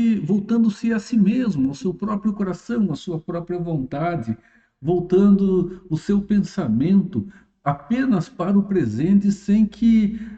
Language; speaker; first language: Portuguese; native; Portuguese